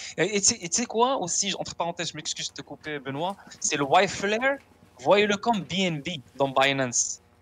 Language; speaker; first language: French; non-native, local second language; Arabic